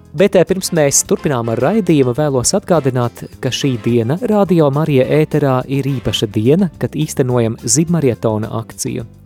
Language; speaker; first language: Latvian; native; Latvian